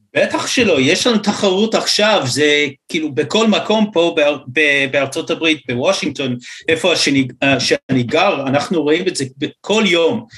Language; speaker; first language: Hebrew; non-native, fluent; English